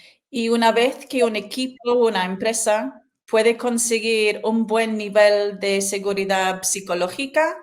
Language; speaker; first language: Spanish; non-native, fluent; English